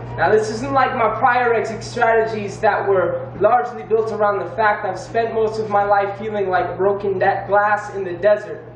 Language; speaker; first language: English; native; English